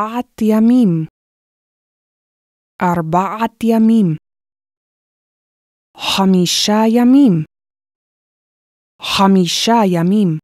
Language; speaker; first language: Hebrew; non-native, fluent; English